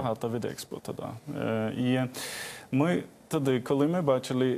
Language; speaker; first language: Ukrainian; non-native, fluent; Swedish